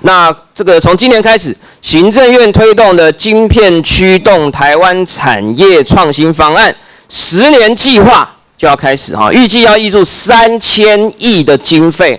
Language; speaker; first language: Chinese; native; Chinese